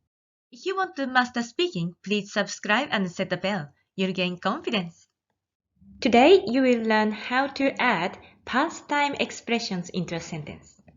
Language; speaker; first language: English; non-native, fluent; Japanese